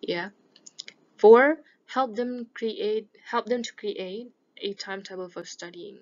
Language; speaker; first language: English; non-native, fluent; Indonesian